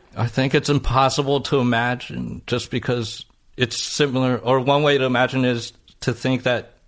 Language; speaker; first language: English; native; English